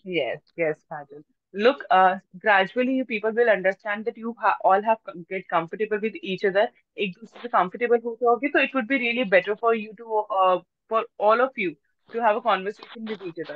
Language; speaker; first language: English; non-native, local second language; Hindi